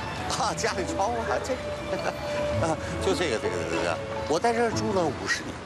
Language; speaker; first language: Chinese; native; Chinese